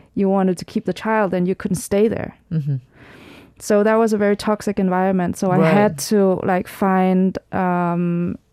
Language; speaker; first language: English; early bilingual, heritage; Danish